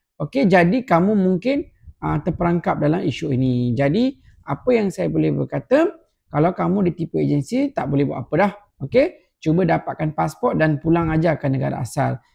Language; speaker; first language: Malay; non-native, local second language; Tamil